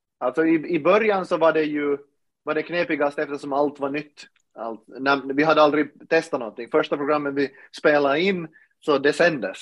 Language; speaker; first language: Swedish; native; Swedish